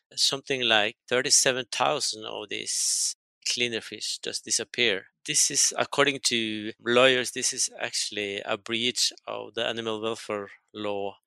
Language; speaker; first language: English; non-native, fluent; Norwegian